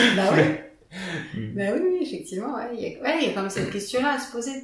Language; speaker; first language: French; native; French